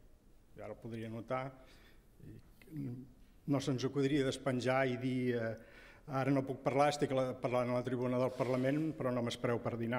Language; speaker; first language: Catalan; native; Catalan